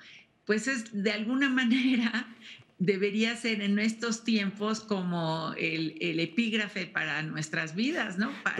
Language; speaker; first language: Spanish; native; Spanish